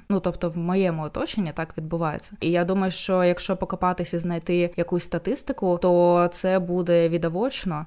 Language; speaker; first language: Ukrainian; non-native, local second language; Russian